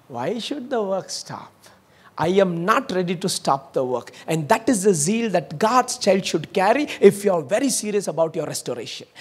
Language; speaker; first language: English; non-native, local second language; Tamil